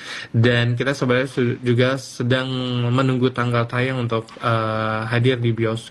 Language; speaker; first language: Indonesian; native; Indonesian